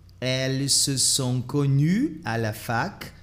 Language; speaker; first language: French; non-native, fluent; Portuguese